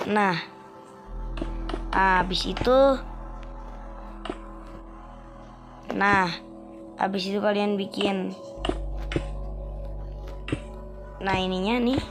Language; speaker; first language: Indonesian; native; Indonesian